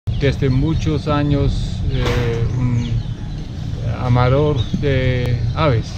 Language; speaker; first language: Spanish; non-native, learner; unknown